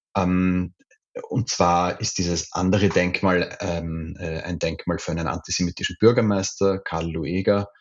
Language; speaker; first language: German; native; German